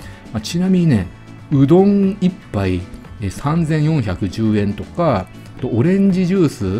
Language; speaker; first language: Japanese; native; Japanese